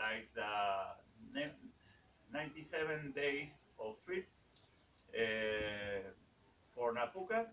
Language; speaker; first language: English; non-native, learner; Spanish